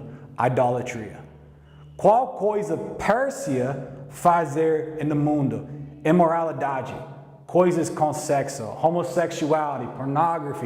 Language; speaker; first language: Portuguese; non-native, learner; English